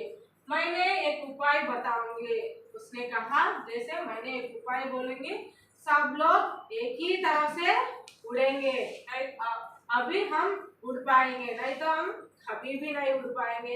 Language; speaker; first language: Hindi; non-native, local second language; Telugu